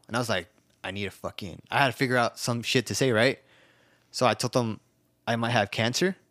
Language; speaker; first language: English; native; English